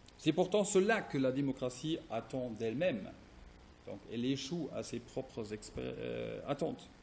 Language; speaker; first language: French; non-native, fluent; German